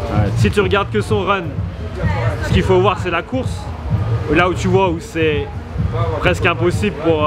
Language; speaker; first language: French; native; French